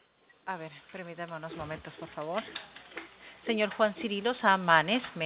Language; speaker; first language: Spanish; native; Spanish